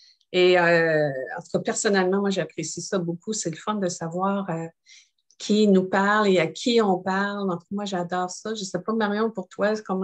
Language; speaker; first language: French; native; French